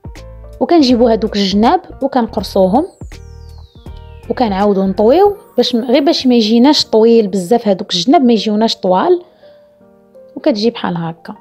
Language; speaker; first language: Arabic; native; Arabic